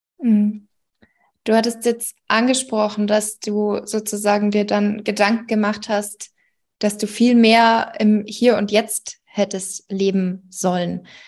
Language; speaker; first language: German; native; German